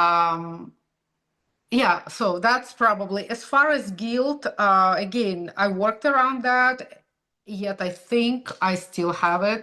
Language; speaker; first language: English; non-native, fluent; Russian